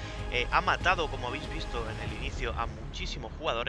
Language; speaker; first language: Spanish; native; Spanish